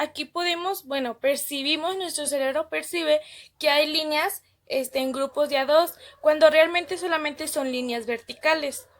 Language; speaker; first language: Spanish; native; Spanish